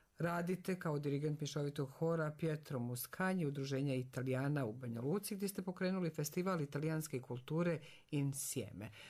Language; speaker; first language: Serbian; native; Serbian